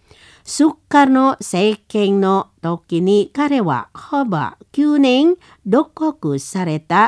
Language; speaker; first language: Japanese; non-native, learner; Indonesian